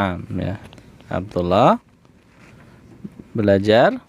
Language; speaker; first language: Indonesian; native; Indonesian